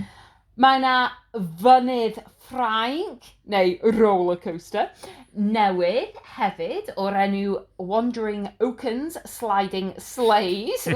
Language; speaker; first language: Welsh; non-native, learner; English